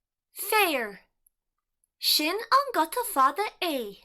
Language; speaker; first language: Irish; non-native, local second language; English